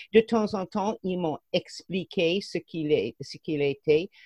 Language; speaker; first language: French; non-native, fluent; English